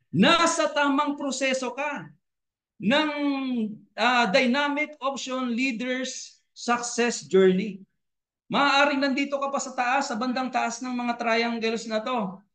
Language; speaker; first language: Filipino; non-native, local second language; Bikol